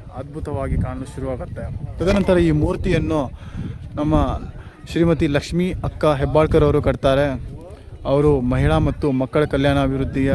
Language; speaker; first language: Kannada; non-native, local second language; Marathi